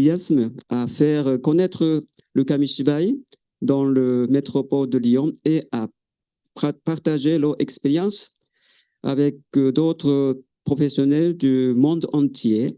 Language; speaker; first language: French; non-native, fluent; Japanese